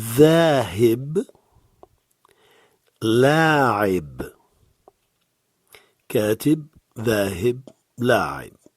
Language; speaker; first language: Arabic; non-native, learner; French